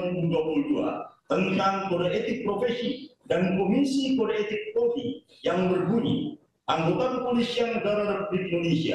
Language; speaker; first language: Indonesian; native; Indonesian